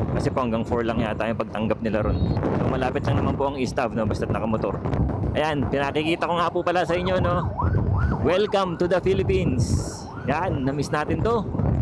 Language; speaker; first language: Filipino; native; Filipino